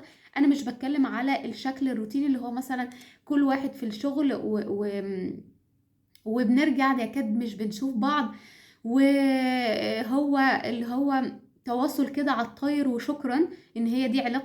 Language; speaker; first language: Arabic; native; Arabic